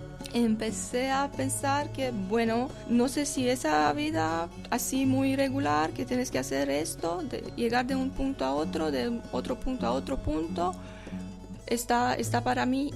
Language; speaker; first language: Spanish; non-native, fluent; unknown